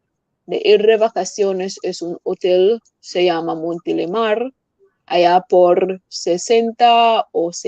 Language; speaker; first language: Spanish; non-native, fluent; English